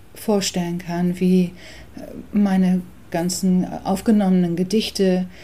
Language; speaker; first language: German; early bilingual, other home language; English